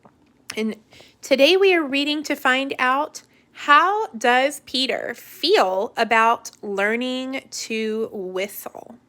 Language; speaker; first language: English; native; English